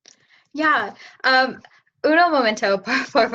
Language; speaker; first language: Spanish; non-native, learner; English